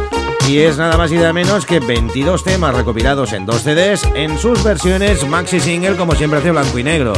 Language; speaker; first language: Spanish; native; Spanish